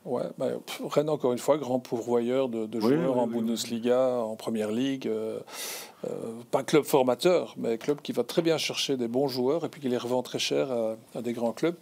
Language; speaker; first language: French; native; French